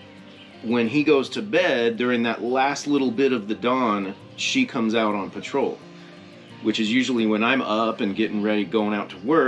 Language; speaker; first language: English; native; English